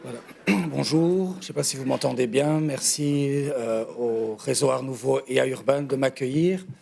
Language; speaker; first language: French; native; French